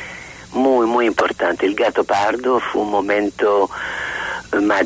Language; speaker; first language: Spanish; non-native, learner; Italian